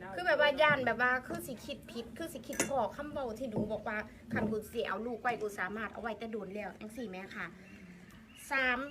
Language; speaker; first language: Thai; non-native, local second language; Northeastern Thai